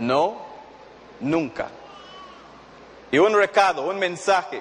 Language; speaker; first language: Spanish; non-native, fluent; English